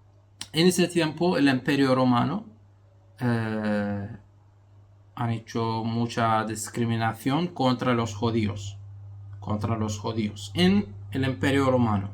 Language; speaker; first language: Spanish; non-native, fluent; Arabic